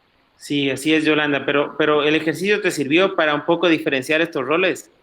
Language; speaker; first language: Spanish; native; Spanish